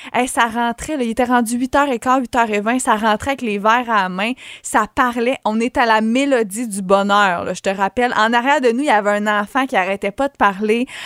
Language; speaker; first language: French; native; French